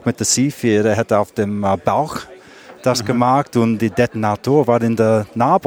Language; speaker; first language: German; non-native, learner; English